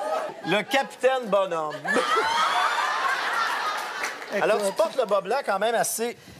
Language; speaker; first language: French; native; French